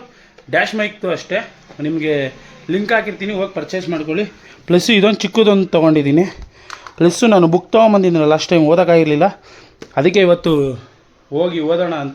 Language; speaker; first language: Kannada; native; Kannada